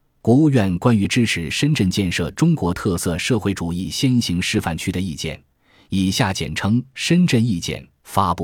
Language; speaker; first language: Chinese; native; Chinese